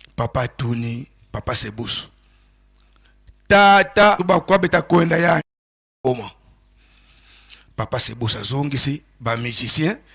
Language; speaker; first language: Lingala; non-native, local second language; Kongo